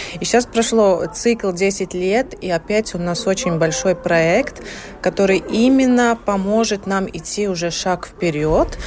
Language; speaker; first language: Russian; non-native, local second language; Latvian